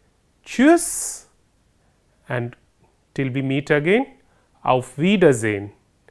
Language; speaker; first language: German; non-native, fluent; Hindi